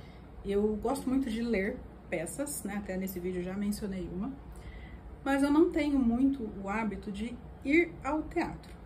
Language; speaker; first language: Portuguese; native; Portuguese